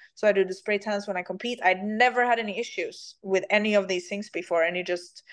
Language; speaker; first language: English; non-native, fluent; Swedish